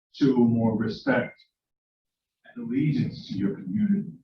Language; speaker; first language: English; native; English